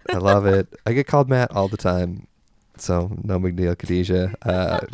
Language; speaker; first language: English; native; English